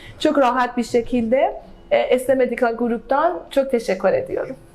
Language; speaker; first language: Turkish; non-native, learner; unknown